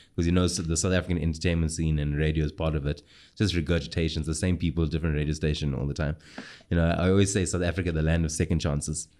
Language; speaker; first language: English; native; English